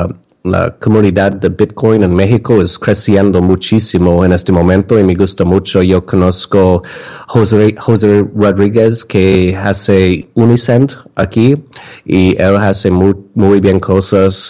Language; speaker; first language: Spanish; non-native, learner; English